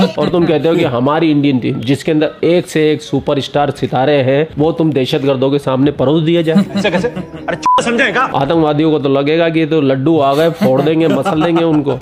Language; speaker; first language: Hindi; native; Hindi